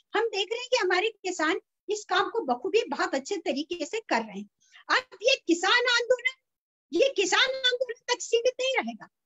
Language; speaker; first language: Hindi; native; Hindi